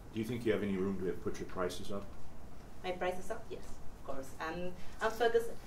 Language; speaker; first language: English; non-native, fluent; Spanish